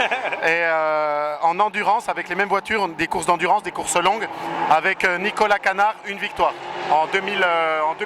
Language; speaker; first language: French; native; French